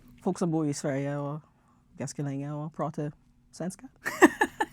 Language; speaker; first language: Swedish; non-native, fluent; English